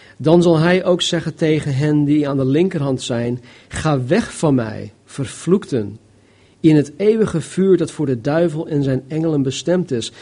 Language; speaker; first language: Dutch; non-native, fluent; English